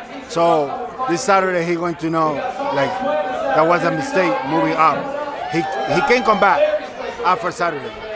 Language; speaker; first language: English; non-native, learner; Spanish